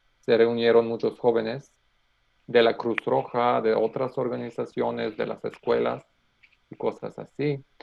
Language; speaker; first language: Spanish; non-native, learner; Macedonian